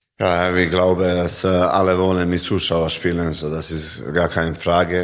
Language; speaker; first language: German; non-native, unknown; Serbian